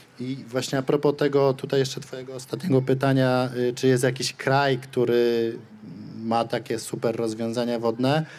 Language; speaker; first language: Polish; native; Polish